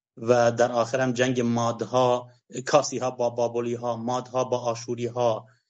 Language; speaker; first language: Persian; non-native, local second language; Kurdish